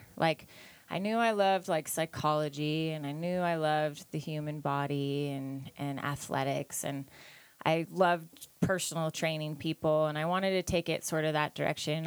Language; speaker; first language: English; native; English